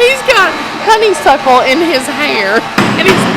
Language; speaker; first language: English; native; English